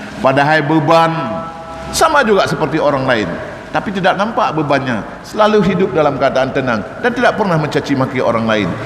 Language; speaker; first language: Malay; non-native, local second language; Achinese